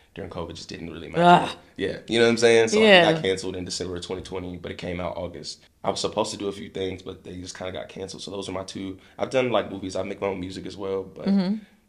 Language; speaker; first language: English; native; English